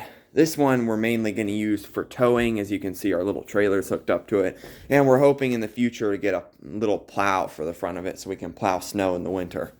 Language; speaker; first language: English; native; English